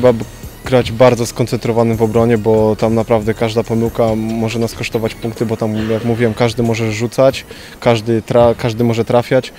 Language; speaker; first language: Polish; native; Polish